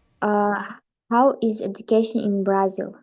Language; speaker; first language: English; non-native, learner; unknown